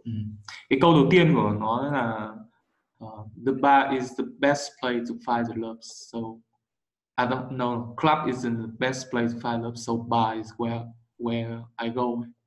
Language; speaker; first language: English; non-native, learner; Vietnamese